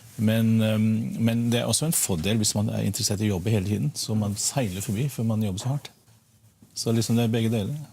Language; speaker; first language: Norwegian; early bilingual, heritage; Norwegian